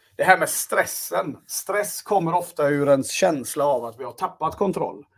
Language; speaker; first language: Swedish; early bilingual, other home language; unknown